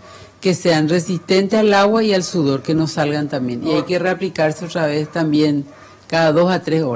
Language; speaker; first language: Spanish; native; Spanish